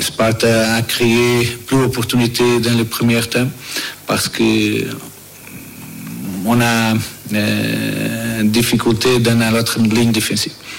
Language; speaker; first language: French; non-native, fluent; Portuguese